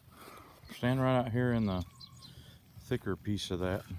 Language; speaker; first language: English; native; English